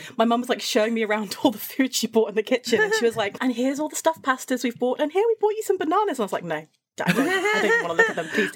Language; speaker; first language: English; native; English